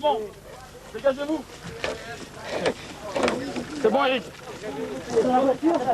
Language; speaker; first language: French; native; French